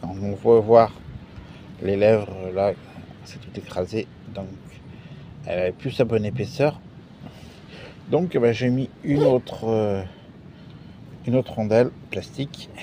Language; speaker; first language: French; native; French